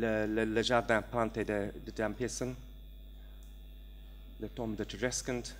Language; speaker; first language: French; non-native, learner; English